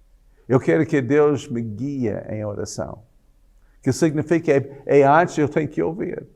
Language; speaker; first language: Portuguese; non-native, fluent; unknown